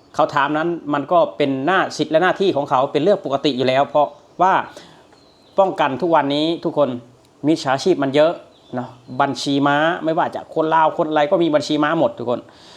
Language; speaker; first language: Thai; native; Thai